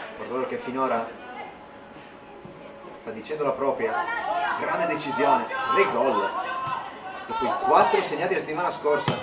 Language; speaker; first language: Italian; native; Italian